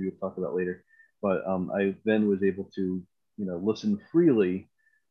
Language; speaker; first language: English; native; English